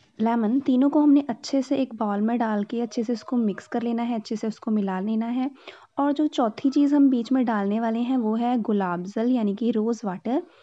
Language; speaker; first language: Hindi; non-native, local second language; Punjabi